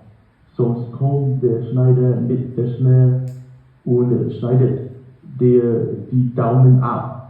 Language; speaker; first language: German; non-native, learner; English